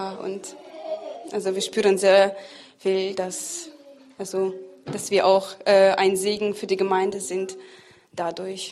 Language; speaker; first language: German; non-native, fluent; Russian